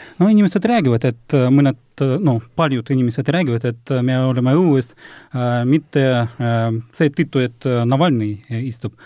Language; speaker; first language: Estonian; non-native, local second language; Russian